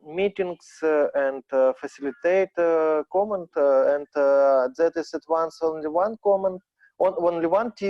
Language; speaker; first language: English; non-native, learner; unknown